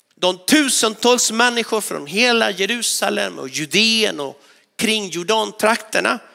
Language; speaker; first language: Swedish; non-native, fluent; Spanish